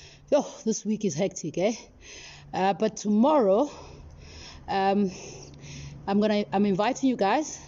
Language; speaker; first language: English; non-native, local second language; Northern Sotho